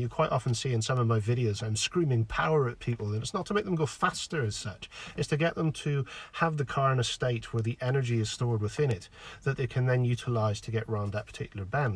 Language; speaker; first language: English; native; English